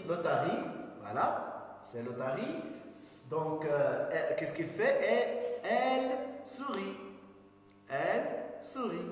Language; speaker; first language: French; non-native, local second language; Arabic